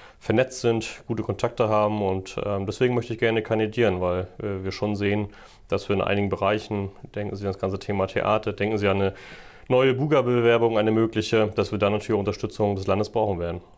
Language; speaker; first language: German; native; German